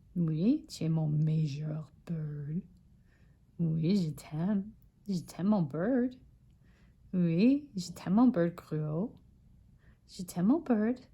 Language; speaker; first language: French; non-native, learner; English